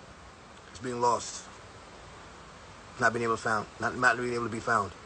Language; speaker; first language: English; native; English